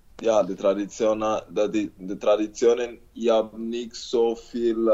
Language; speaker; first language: German; non-native, learner; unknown